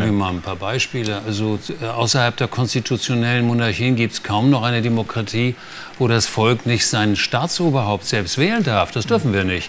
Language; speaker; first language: German; native; German